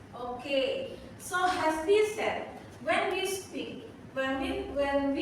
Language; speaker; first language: English; non-native, fluent; Indonesian